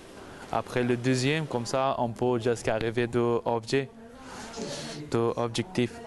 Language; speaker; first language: French; non-native, learner; Persian